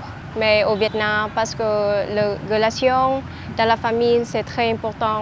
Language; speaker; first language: French; non-native, learner; Vietnamese